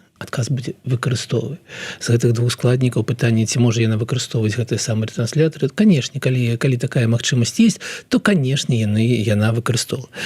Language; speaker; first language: Belarusian; non-native, local second language; Russian